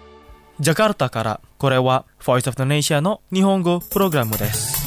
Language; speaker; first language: Japanese; non-native, fluent; Indonesian